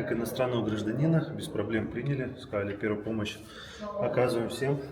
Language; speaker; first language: Russian; native; Russian